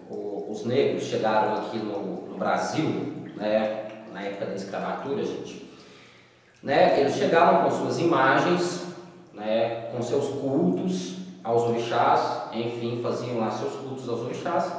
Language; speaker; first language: Portuguese; native; Portuguese